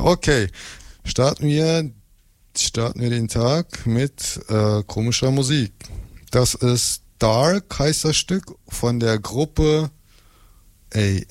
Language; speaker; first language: German; native; German